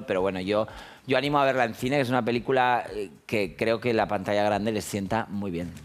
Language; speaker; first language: Spanish; native; Spanish